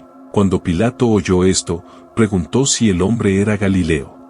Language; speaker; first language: Spanish; native; Spanish